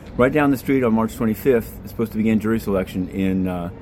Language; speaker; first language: English; native; English